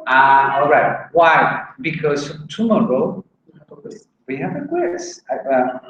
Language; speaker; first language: English; non-native, fluent; Spanish